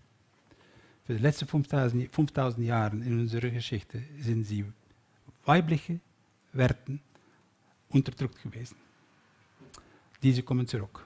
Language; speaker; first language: German; non-native, learner; Dutch